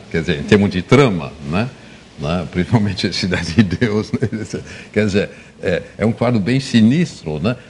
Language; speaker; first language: Portuguese; non-native, fluent; German